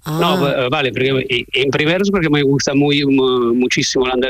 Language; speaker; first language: Spanish; non-native, learner; Italian